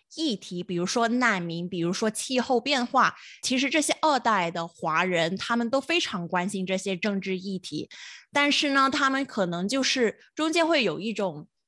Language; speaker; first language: Chinese; non-native, local second language; Cantonese